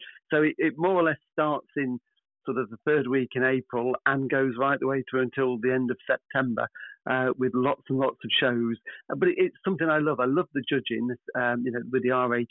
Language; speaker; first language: English; native; English